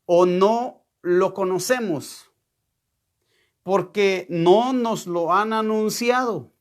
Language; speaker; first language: Spanish; native; Spanish